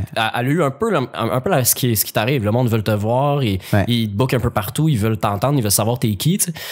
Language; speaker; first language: French; native; French